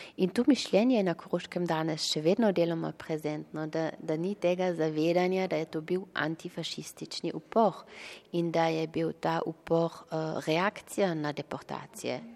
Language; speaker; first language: Slovenian; early bilingual, heritage; Slovenian